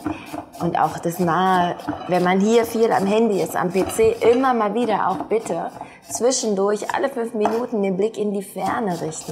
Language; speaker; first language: German; native; German